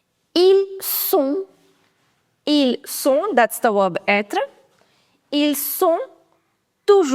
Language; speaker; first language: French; non-native, fluent; Hindi